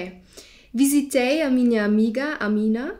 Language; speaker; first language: Portuguese; non-native, learner; German